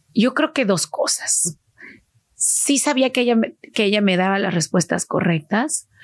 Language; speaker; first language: Spanish; native; Spanish